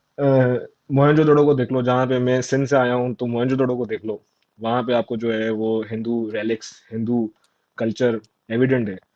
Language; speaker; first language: Urdu; non-native, local second language; Sindhi